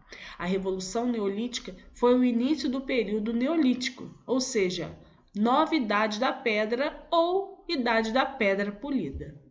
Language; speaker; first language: Portuguese; native; Portuguese